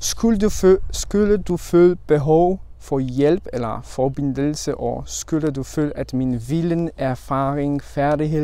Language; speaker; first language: Danish; non-native, learner; Polish